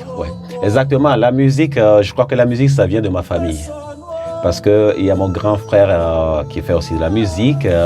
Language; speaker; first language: French; non-native, local second language; Ewe